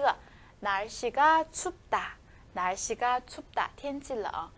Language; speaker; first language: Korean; non-native, fluent; Chinese